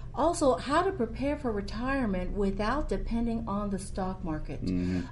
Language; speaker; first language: English; native; English